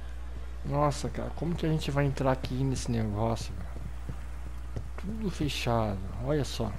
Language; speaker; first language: Portuguese; native; Portuguese